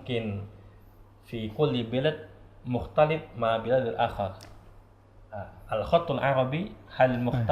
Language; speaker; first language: Arabic; non-native, learner; Indonesian